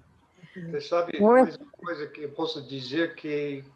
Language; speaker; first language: Portuguese; non-native, fluent; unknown